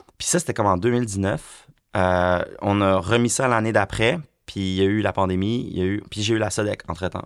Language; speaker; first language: French; native; French